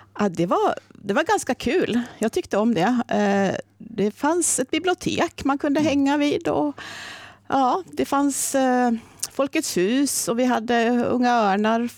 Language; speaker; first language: Swedish; native; Swedish